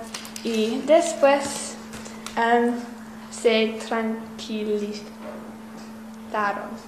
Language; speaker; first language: Spanish; non-native, learner; English